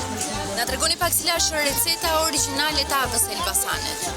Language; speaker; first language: Albanian; native; Albanian